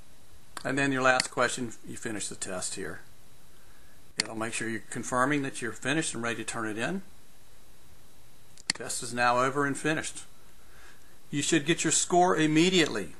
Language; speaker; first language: English; native; English